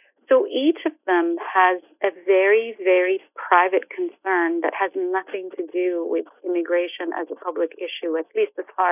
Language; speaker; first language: English; non-native, fluent; Arabic